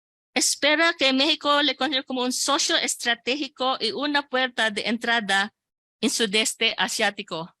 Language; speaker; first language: Spanish; non-native, local second language; Filipino